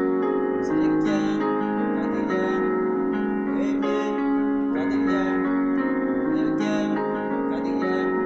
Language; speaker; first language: French; non-native, local second language; Haitian Creole